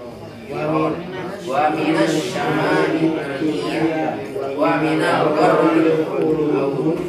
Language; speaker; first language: Arabic; non-native, learner; Indonesian